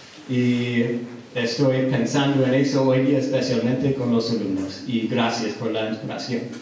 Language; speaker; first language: Spanish; non-native, learner; English